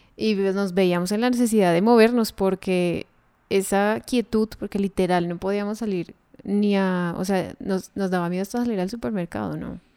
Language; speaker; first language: Spanish; native; Spanish